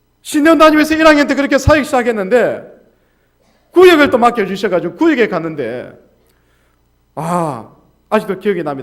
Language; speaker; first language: Korean; native; Korean